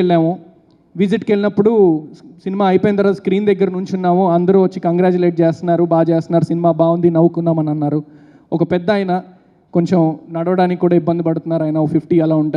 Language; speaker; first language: Telugu; native; Telugu